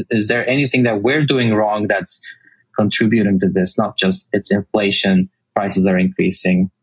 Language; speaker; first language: English; non-native, fluent; Turkish